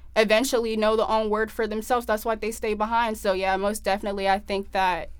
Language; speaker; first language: English; native; English